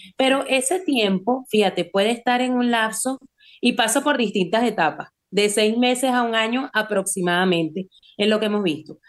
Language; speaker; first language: Spanish; native; Spanish